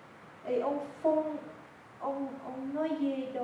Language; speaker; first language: French; non-native, fluent; Vietnamese